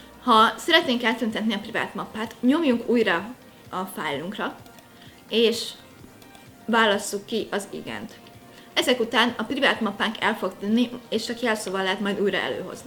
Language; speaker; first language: Hungarian; native; Hungarian